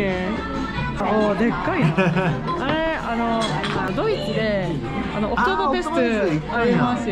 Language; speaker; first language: Japanese; non-native, fluent; Korean